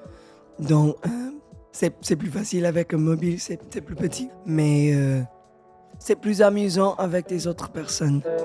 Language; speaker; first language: French; non-native, learner; English